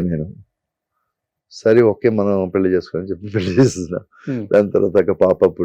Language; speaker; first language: Telugu; non-native, local second language; Malayalam